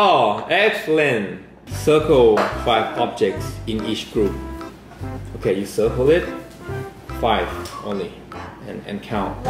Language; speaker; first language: English; non-native, fluent; Thai